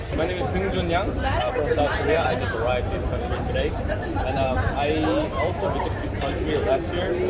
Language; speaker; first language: English; non-native, learner; Korean